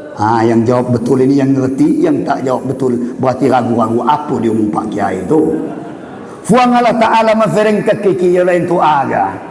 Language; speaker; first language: Malay; non-native, local second language; Buginese